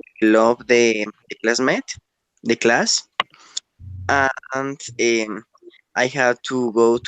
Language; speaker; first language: English; non-native, learner; Spanish